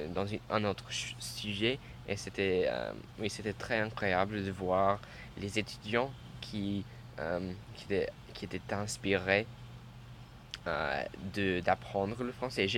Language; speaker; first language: French; non-native, learner; English